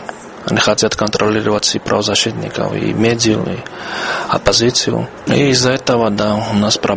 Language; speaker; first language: Russian; non-native, fluent; Georgian